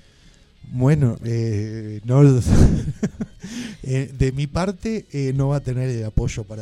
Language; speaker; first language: Spanish; native; Spanish